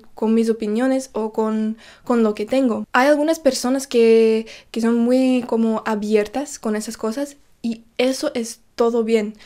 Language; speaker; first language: Spanish; non-native, fluent; English